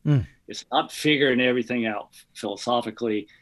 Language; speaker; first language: English; native; English